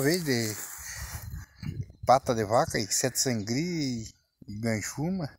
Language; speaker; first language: Portuguese; native; Portuguese